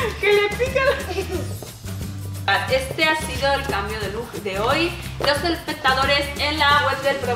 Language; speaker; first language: Spanish; native; Spanish